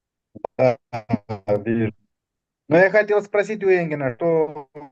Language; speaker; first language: Russian; non-native, fluent; Romanian